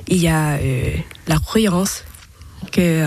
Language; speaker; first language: French; non-native, learner; Thai